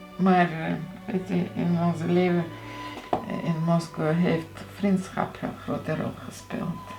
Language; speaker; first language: Dutch; non-native, fluent; Russian